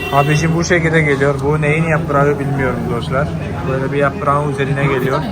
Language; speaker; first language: Turkish; non-native, fluent; Malayalam